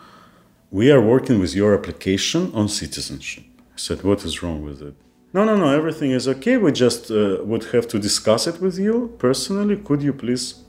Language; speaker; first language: English; non-native, fluent; Kazakh